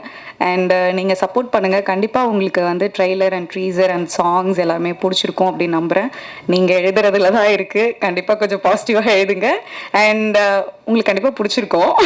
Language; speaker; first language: Tamil; native; Tamil